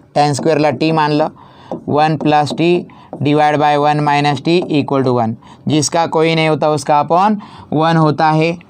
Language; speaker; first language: Hindi; non-native, local second language; Marathi